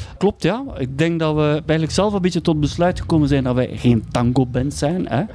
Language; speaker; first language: Dutch; native; Dutch